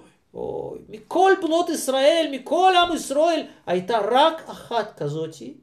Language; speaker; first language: Hebrew; non-native, fluent; Russian